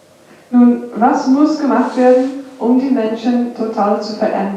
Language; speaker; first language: German; non-native, fluent; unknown